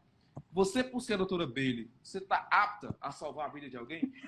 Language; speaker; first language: Portuguese; native; Portuguese